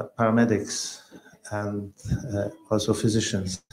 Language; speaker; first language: English; non-native, fluent; Polish